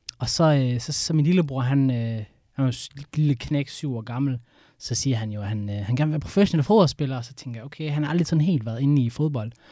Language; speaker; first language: Danish; early bilingual, other home language; Somali